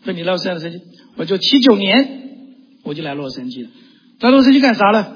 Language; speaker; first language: Chinese; native; Chinese